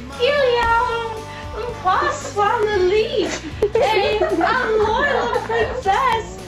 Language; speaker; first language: French; non-native, learner; English